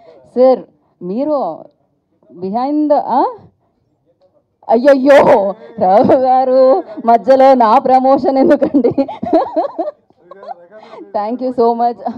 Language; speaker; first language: Telugu; native; Telugu